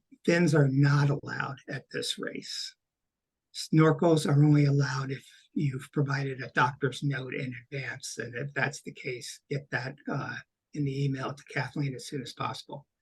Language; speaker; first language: English; native; English